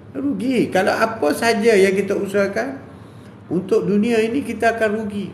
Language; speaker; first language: Malay; native; Malay